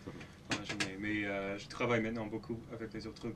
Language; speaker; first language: French; non-native, local second language; English